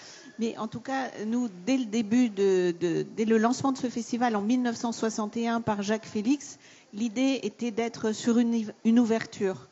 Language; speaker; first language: French; native; French